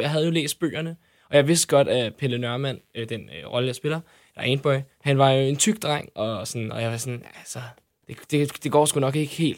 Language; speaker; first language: Danish; native; Danish